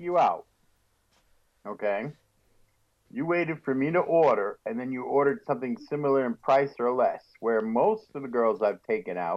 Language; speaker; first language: English; native; English